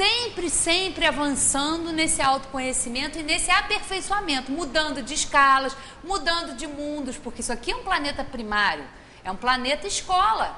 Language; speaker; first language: Portuguese; native; Portuguese